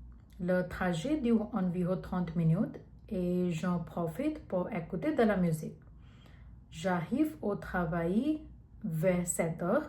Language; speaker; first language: French; non-native, learner; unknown